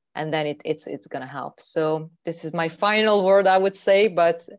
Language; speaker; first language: English; non-native, fluent; Hungarian